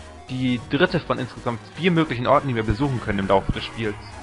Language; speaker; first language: German; native; German